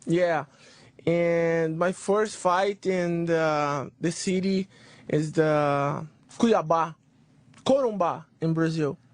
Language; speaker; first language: English; non-native, learner; Portuguese